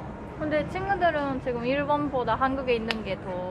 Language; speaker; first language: Korean; non-native, learner; Japanese